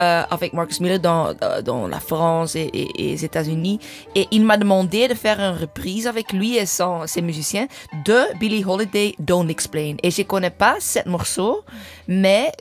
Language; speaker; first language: French; non-native, learner; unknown